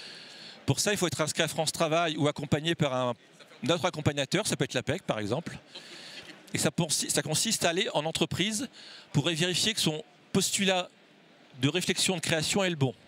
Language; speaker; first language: French; native; French